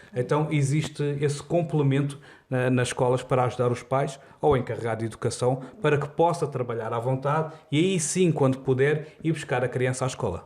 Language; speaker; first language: Portuguese; native; Portuguese